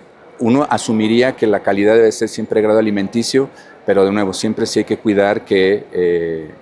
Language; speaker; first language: Spanish; native; Spanish